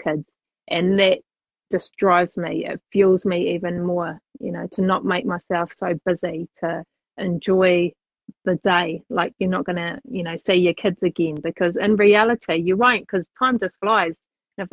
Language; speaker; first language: English; native; English